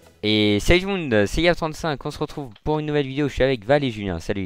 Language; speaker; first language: French; native; French